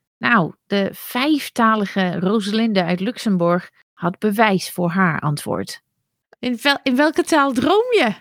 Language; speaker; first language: Dutch; non-native, fluent; English